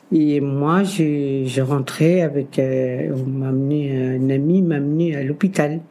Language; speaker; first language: French; non-native, local second language; Kabuverdianu